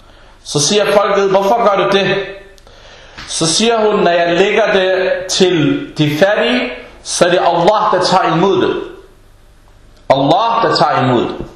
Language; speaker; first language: Danish; early bilingual, other home language; Arabic